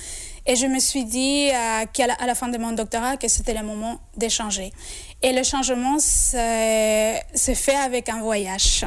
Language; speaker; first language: French; non-native, fluent; Spanish